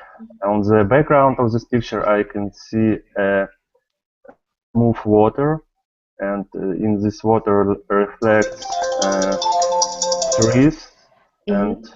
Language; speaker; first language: English; non-native, learner; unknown